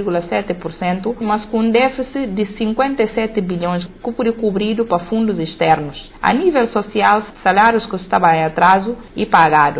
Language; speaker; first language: Portuguese; non-native, local second language; Upper Guinea Crioulo